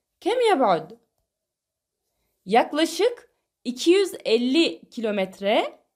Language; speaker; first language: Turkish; non-native, fluent; Arabic